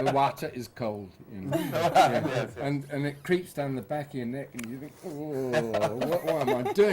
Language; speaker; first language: English; native; English